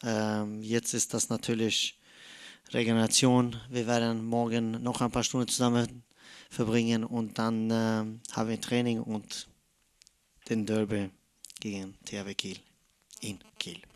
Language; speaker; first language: German; non-native, fluent; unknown